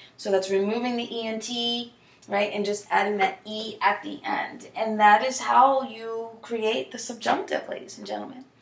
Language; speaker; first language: English; native; English